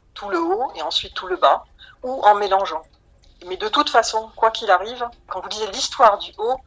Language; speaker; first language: French; native; French